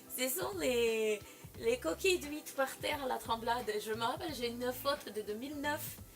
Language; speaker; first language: French; non-native, fluent; Portuguese